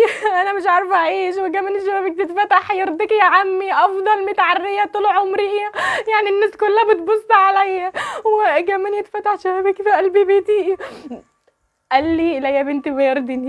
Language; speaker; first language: Arabic; native; Arabic